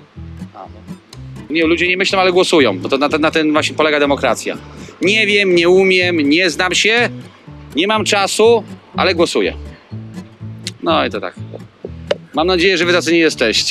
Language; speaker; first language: Polish; native; Polish